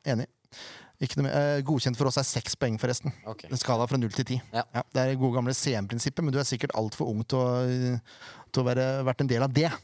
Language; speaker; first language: Norwegian; native; Norwegian